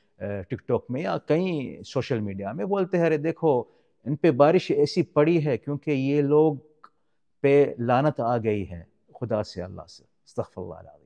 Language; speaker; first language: Urdu; non-native, fluent; Arabic